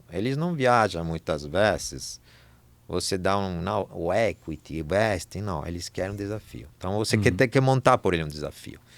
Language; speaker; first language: Portuguese; non-native, fluent; Italian